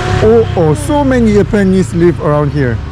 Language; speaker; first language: English; non-native, learner; Korean